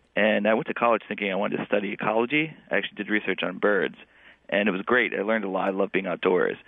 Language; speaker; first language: English; native; English